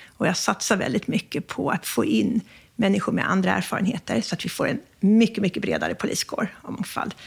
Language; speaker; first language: Swedish; native; Swedish